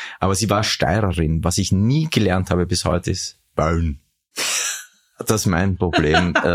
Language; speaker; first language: German; early bilingual, other home language; Arabic